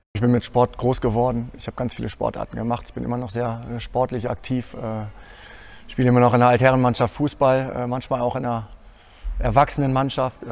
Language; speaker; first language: German; native; German